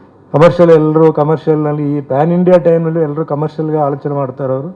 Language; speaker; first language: Kannada; non-native, fluent; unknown